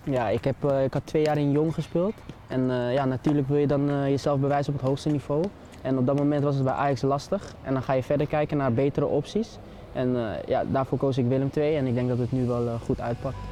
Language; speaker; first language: Dutch; native; Dutch